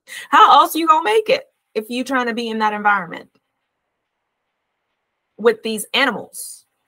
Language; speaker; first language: English; native; English